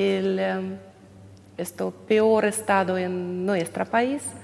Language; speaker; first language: Spanish; non-native, learner; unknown